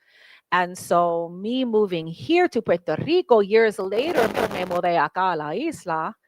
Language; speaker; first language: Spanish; early bilingual, heritage; English